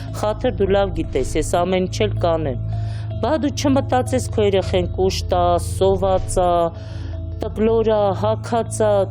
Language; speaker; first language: Armenian; native; Armenian